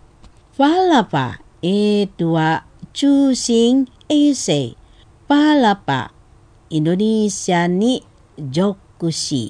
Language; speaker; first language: Japanese; non-native, fluent; Indonesian